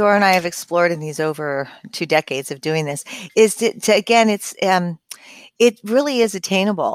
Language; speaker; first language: English; native; English